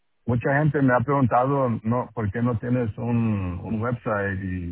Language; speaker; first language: Spanish; non-native, local second language; English